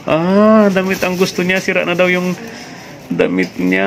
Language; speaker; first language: Filipino; native; Filipino